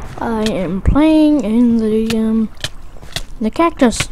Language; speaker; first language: English; native; English